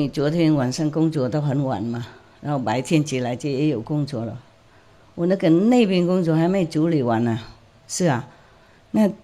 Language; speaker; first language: Chinese; non-native, fluent; Vietnamese